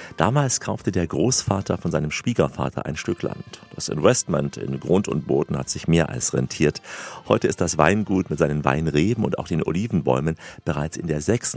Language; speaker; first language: German; native; German